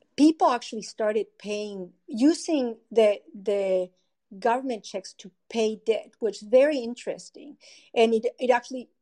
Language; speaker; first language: English; non-native, fluent; Spanish